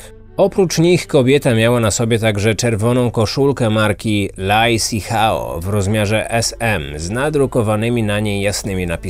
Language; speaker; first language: Polish; native; Polish